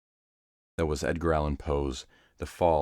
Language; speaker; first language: English; native; English